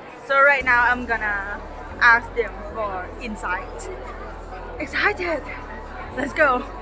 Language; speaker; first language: English; non-native, learner; Thai